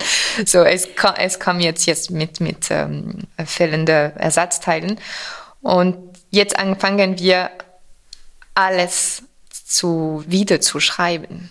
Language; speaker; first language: German; non-native, fluent; French